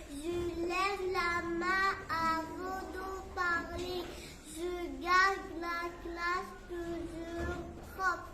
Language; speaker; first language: French; non-native, learner; Rundi